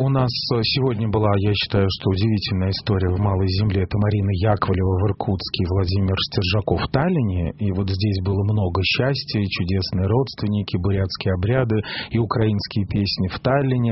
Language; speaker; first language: Russian; native; Russian